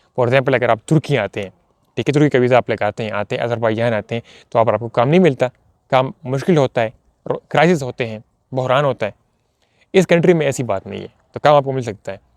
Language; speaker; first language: Urdu; non-native, local second language; Punjabi